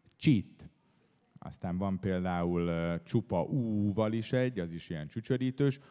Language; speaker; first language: Hungarian; native; Hungarian